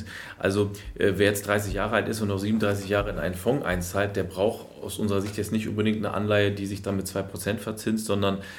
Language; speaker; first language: German; native; German